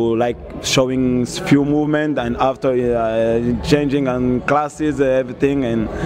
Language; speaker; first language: English; non-native, learner; Portuguese